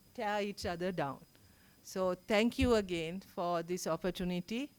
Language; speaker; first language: English; non-native, local second language; Sinhala